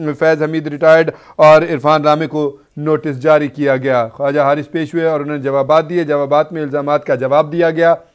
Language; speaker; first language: Urdu; native; Urdu